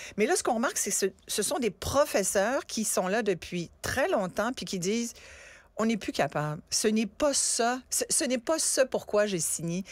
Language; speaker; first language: French; early bilingual, other home language; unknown